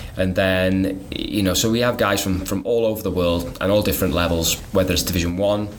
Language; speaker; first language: English; native; English